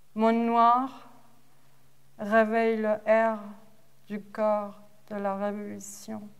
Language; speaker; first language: French; non-native, fluent; Persian